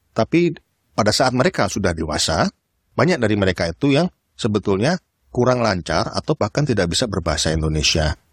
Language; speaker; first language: Indonesian; native; Indonesian